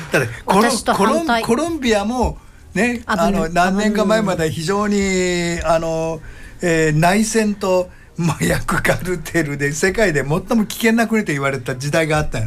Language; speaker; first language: Japanese; native; Japanese